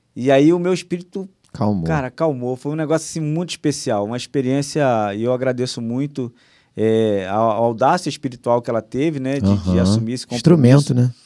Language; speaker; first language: Portuguese; native; Portuguese